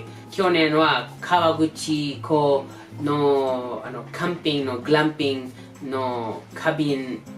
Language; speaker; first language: Japanese; non-native, learner; English